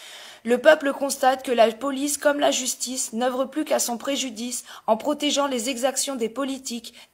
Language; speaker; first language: French; native; French